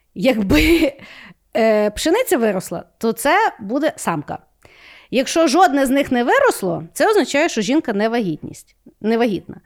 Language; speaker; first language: Ukrainian; non-native, local second language; Russian